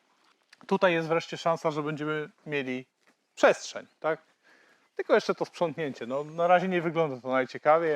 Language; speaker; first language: Polish; native; Polish